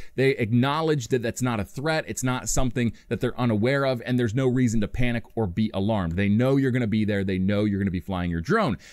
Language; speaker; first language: English; native; English